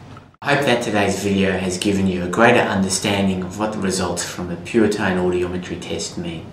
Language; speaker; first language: English; native; English